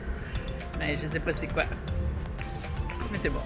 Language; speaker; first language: French; native; French